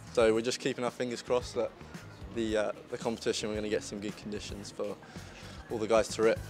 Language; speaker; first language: English; native; English